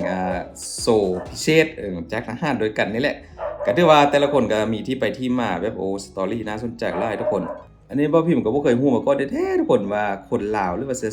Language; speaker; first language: Thai; non-native, local second language; Lao